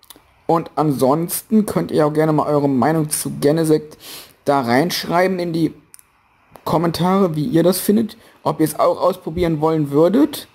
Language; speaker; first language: German; native; German